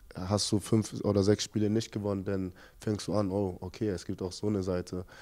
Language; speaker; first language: German; native; German